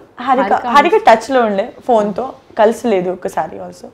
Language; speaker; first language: Telugu; non-native, learner; Gujarati